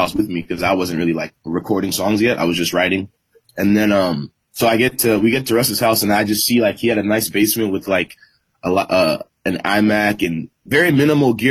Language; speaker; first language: English; native; English